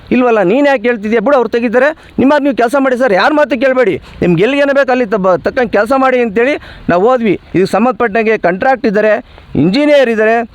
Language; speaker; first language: Kannada; native; Kannada